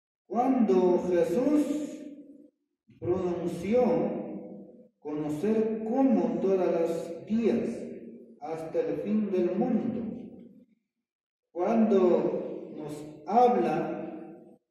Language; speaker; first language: Spanish; non-native, fluent; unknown